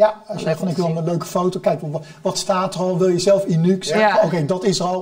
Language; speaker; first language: Dutch; native; Dutch